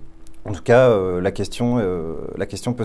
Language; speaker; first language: French; native; French